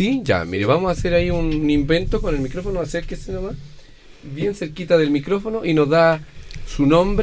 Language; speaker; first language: Spanish; native; Spanish